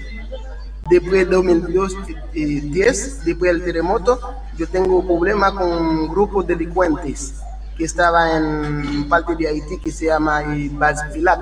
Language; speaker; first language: Spanish; non-native, learner; Haitian Creole